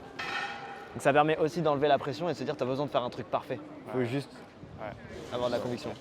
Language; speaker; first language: French; native; French